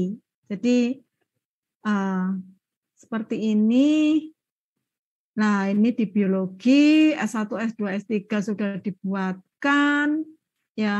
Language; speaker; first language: Indonesian; native; Indonesian